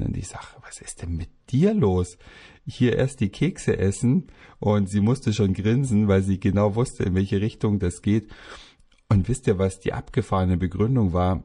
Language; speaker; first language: German; native; German